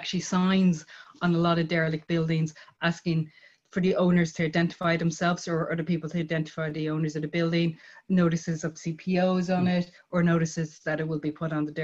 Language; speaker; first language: English; native; English